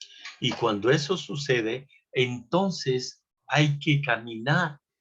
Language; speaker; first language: Spanish; native; Spanish